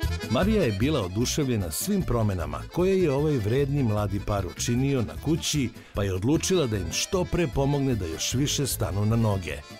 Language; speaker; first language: Serbian; native; Serbian